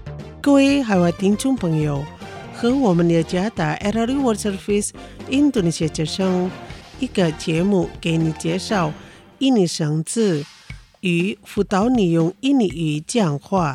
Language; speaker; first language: Chinese; non-native, fluent; Indonesian